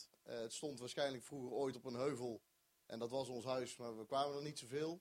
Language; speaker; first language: Dutch; native; Dutch